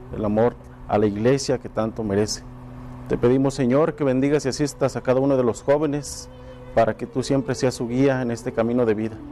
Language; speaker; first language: Spanish; native; Spanish